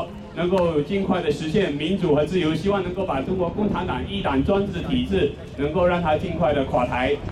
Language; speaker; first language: Chinese; native; Chinese